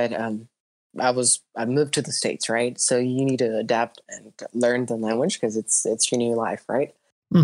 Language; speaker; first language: English; early bilingual, other home language; Spanish